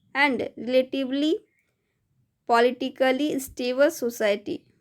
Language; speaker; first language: English; non-native, local second language; Hindi